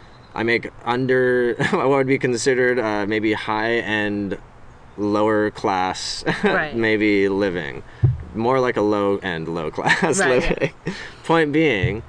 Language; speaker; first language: English; native; English